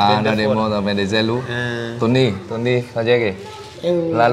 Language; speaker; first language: Portuguese; non-native, learner; Vietnamese